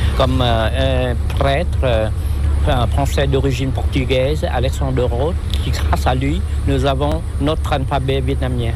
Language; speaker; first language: French; non-native, local second language; Vietnamese